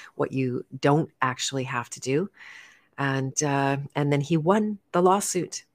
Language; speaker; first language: English; native; English